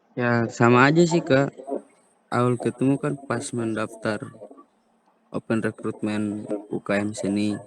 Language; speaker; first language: Indonesian; native; Indonesian